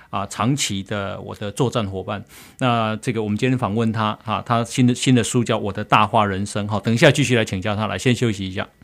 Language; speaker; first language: Chinese; native; Chinese